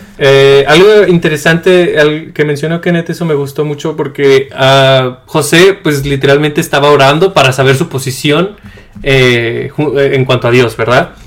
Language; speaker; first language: Spanish; early bilingual, heritage; Spanish